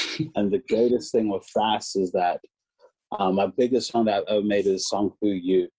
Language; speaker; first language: English; native; English